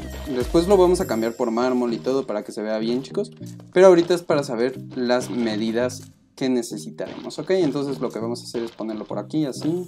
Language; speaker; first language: Spanish; native; Spanish